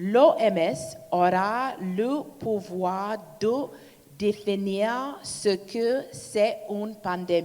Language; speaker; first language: French; non-native, learner; English